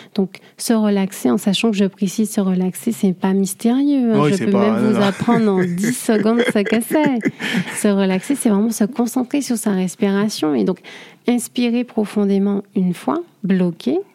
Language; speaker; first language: French; native; French